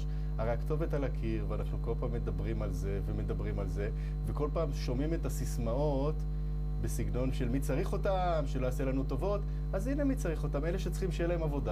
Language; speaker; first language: Hebrew; native; Hebrew